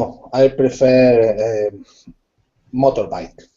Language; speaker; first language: English; non-native, learner; Spanish